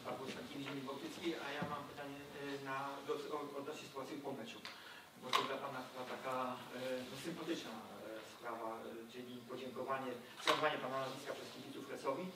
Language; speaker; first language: Polish; native; Polish